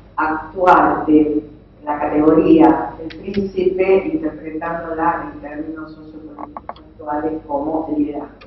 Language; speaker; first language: Spanish; native; Spanish